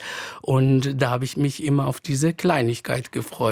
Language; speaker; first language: German; non-native, fluent; Arabic